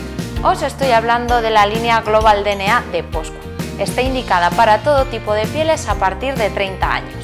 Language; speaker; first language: Spanish; native; Spanish